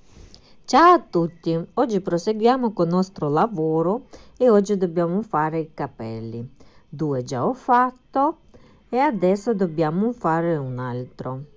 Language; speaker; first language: Italian; non-native, fluent; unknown